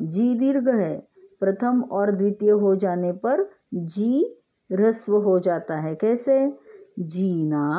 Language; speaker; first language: Hindi; non-native, local second language; Marathi